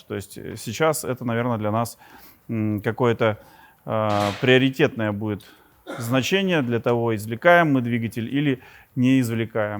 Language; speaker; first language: Russian; native; Russian